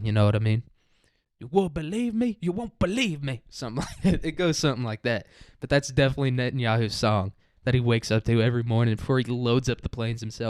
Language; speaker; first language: English; native; English